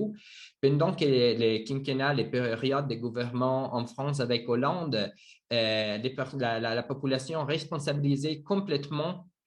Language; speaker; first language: French; non-native, learner; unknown